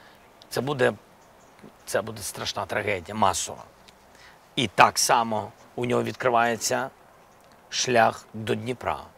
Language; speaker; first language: Ukrainian; non-native, local second language; Russian